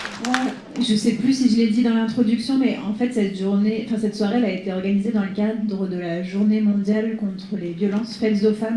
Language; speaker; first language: French; native; French